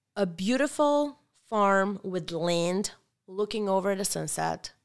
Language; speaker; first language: English; non-native, fluent; Bulgarian